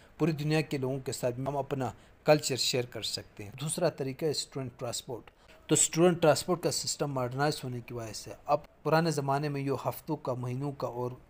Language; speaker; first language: Urdu; native; Urdu